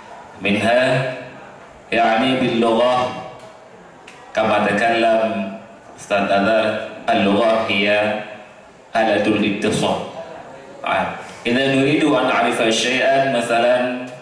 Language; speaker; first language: Arabic; non-native, fluent; Indonesian